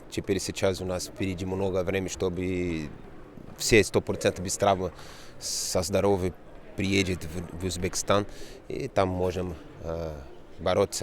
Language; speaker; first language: Russian; non-native, fluent; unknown